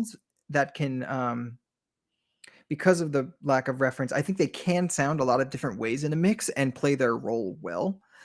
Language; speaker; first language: English; native; English